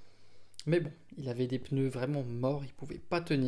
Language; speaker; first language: French; native; French